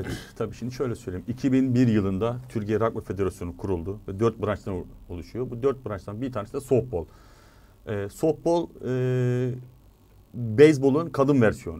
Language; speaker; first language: Turkish; native; Turkish